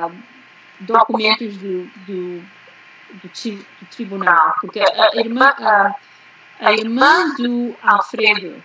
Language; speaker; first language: Portuguese; early bilingual, heritage; Portuguese